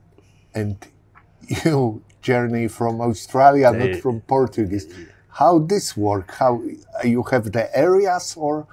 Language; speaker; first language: English; non-native, learner; Polish